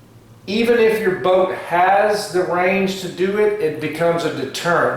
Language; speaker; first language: English; native; English